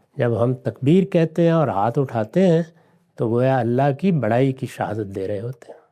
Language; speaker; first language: Urdu; non-native, local second language; Punjabi